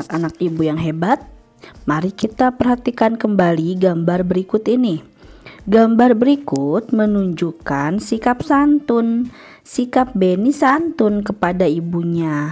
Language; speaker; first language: Indonesian; native; Indonesian